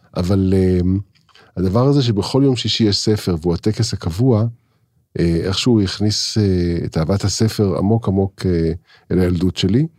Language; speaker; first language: Hebrew; native; Hebrew